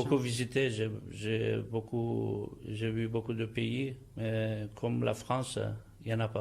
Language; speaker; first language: French; non-native, fluent; Turkish